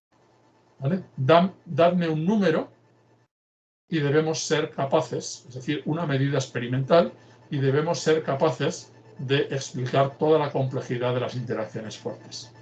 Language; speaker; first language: Spanish; native; Spanish